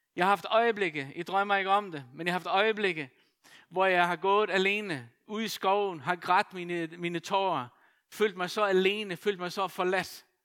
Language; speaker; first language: Danish; non-native, local second language; Faroese